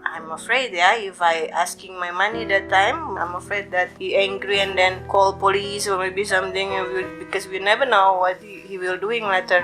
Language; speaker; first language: English; non-native, learner; Indonesian